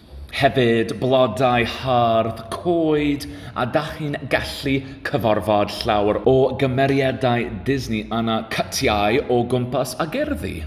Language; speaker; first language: Welsh; non-native, learner; English